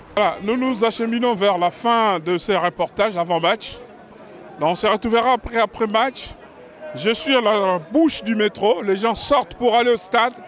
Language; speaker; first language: French; non-native, local second language; Lingala